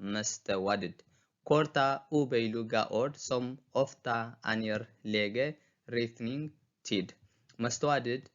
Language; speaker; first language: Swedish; non-native, fluent; Tigrinya